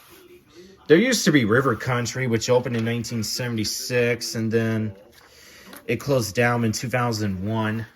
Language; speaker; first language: English; native; English